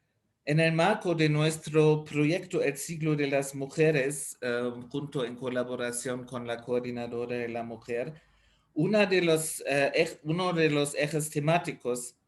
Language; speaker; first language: Spanish; non-native, fluent; German